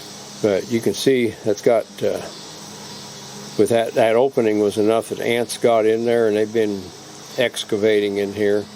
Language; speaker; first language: English; native; English